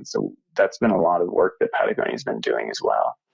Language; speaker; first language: English; native; English